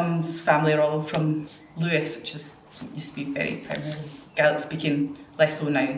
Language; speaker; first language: English; native; English